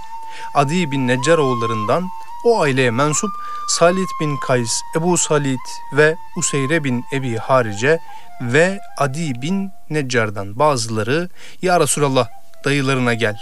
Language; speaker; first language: Turkish; native; Turkish